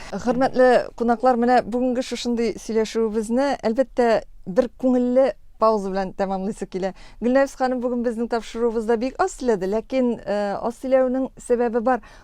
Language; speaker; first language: Tatar; native; Tatar